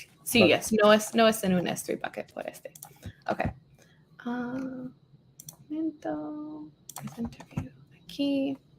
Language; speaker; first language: Spanish; non-native, learner; English